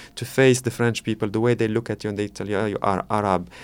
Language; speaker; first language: English; non-native, fluent; Arabic